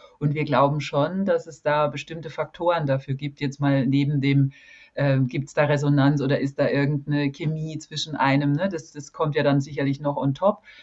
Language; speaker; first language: German; native; German